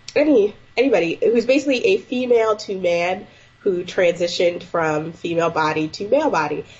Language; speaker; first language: English; native; English